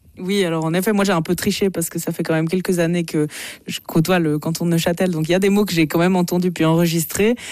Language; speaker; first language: French; native; French